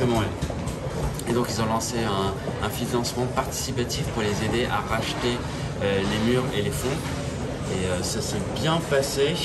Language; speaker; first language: French; native; French